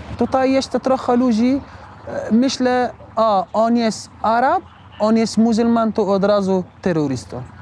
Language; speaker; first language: Polish; non-native, learner; Arabic